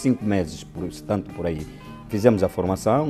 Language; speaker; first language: Portuguese; native; Portuguese